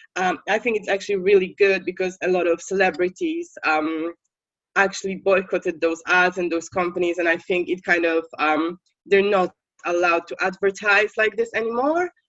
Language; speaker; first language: English; non-native, fluent; Polish